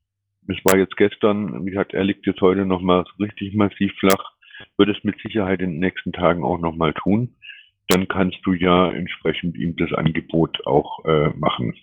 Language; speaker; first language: German; native; German